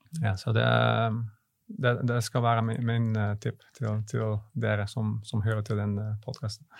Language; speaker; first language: Norwegian; non-native, fluent; Dutch